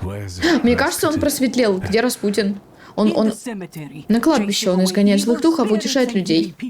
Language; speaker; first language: Russian; native; Russian